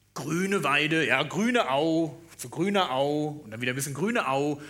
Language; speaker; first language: German; native; German